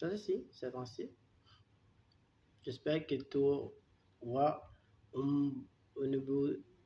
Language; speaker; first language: French; non-native, learner; Turkish